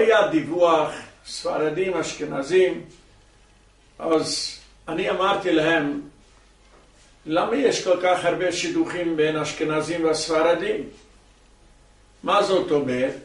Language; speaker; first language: Hebrew; non-native, fluent; English